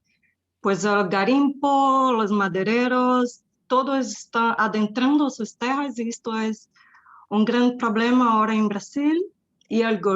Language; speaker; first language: Spanish; non-native, fluent; Portuguese